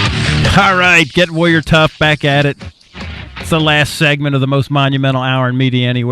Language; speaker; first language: English; native; English